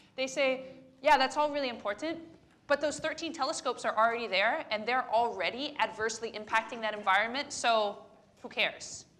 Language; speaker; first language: English; native; English